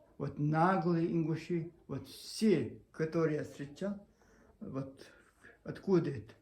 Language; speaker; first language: Russian; non-native, local second language; Chechen